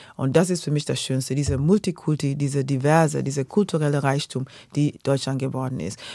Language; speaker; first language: German; non-native, fluent; Luo (Kenya and Tanzania)